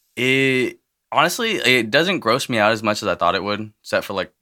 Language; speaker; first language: English; native; English